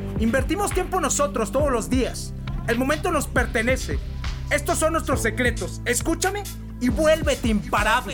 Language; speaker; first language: Spanish; native; Spanish